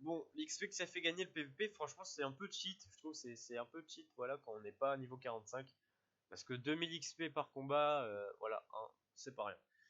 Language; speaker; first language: French; native; French